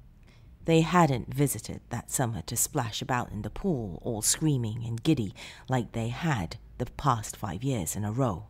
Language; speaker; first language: English; native; English